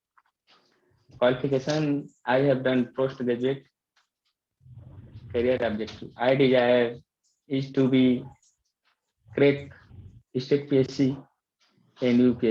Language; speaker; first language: English; non-native, learner; Hindi